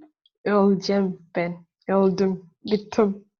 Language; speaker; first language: Turkish; non-native, learner; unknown